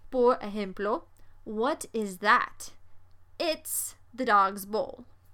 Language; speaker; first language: English; native; English